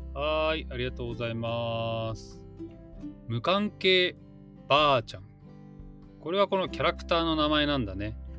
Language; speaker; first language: Japanese; native; Japanese